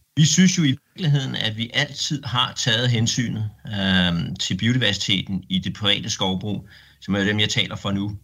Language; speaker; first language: Danish; native; Danish